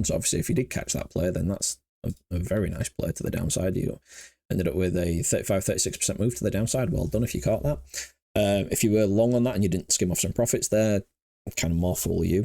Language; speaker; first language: English; native; English